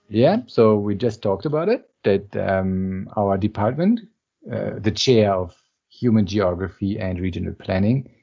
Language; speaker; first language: English; non-native, fluent; German